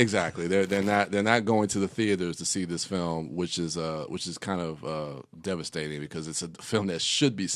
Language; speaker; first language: English; native; English